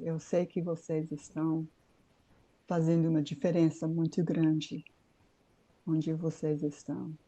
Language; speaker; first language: Portuguese; non-native, fluent; English